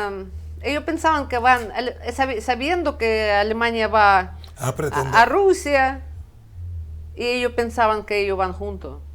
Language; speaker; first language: Spanish; non-native, fluent; Russian